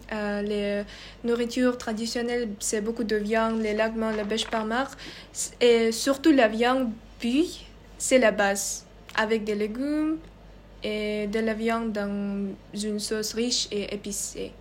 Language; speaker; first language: French; non-native, learner; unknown